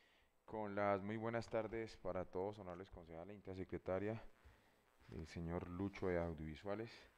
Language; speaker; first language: Spanish; native; Spanish